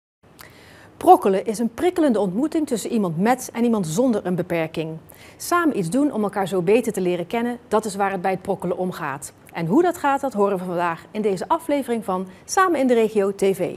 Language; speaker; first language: Dutch; native; Dutch